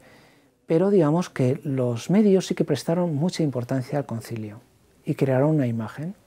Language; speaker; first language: Spanish; native; Spanish